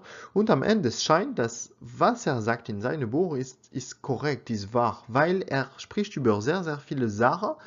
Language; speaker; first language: German; non-native, learner; French